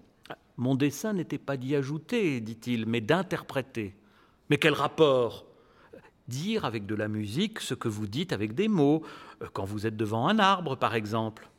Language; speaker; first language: French; native; French